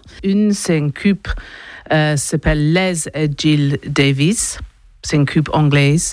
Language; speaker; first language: French; non-native, learner; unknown